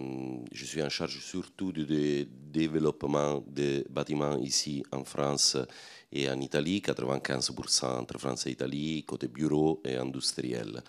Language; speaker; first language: French; non-native, fluent; Italian